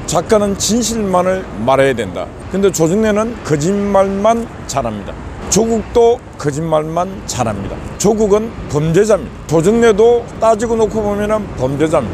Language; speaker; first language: Korean; native; Korean